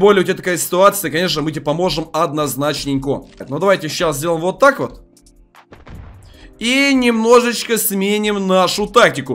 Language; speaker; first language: Russian; native; Russian